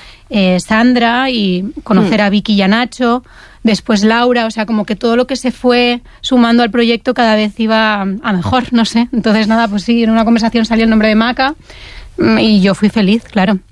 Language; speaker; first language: Spanish; native; Spanish